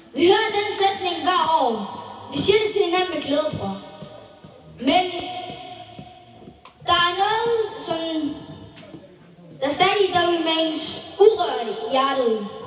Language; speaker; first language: Danish; non-native, learner; Malay